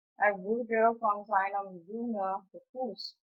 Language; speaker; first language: German; non-native, fluent; Indonesian